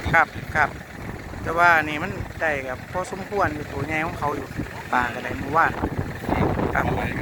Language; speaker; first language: Thai; native; Thai